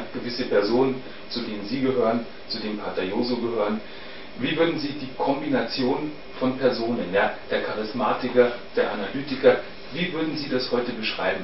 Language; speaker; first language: German; native; German